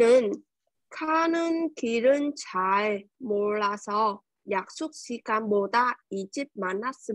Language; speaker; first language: Korean; non-native, learner; Vietnamese